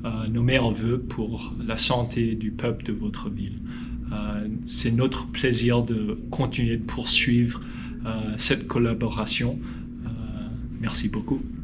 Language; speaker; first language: French; non-native, fluent; English